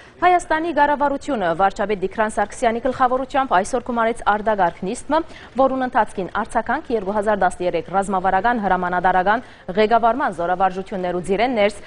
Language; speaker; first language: Armenian; native; Armenian